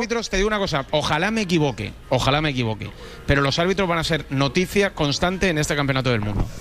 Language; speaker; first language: Spanish; native; Spanish